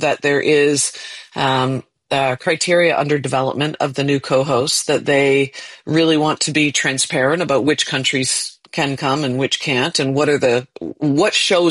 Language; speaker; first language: English; native; English